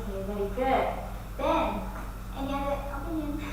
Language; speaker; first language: English; non-native, fluent; Indonesian